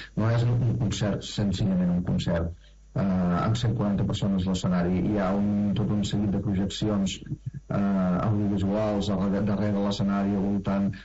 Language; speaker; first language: Catalan; native; Catalan